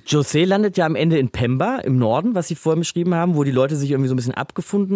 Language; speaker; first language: German; native; German